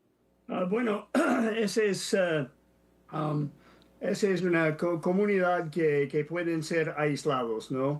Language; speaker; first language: Spanish; non-native, fluent; English